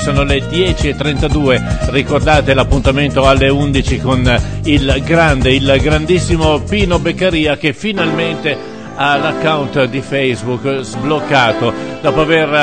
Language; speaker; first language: Italian; native; Italian